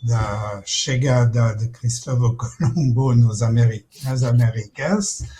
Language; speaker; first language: Portuguese; non-native, fluent; French